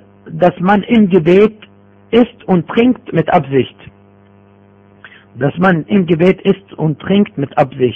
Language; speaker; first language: German; non-native, fluent; Arabic